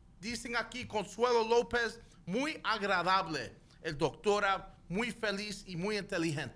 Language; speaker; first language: Spanish; early bilingual, heritage; Spanish